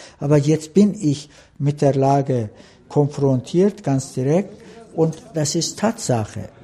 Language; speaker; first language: German; non-native, fluent; Turkish